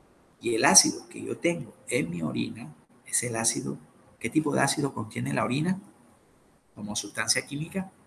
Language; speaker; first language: Spanish; native; Spanish